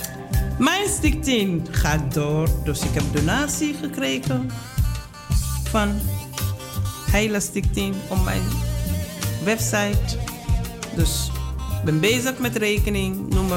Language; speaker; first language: Dutch; non-native, fluent; Mandingo